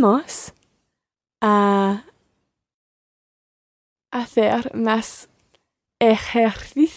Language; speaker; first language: Spanish; non-native, learner; English